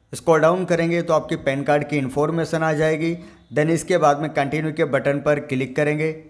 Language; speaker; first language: Hindi; native; Hindi